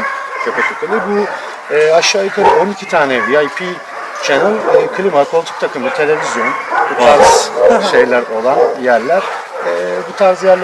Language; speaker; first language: Turkish; native; Turkish